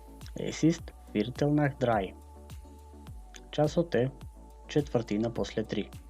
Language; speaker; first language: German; non-native, fluent; Macedonian